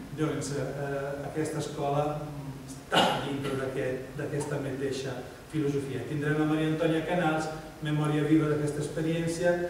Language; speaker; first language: Catalan; non-native, fluent; Italian